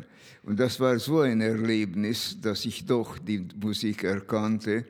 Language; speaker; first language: German; non-native, fluent; Hungarian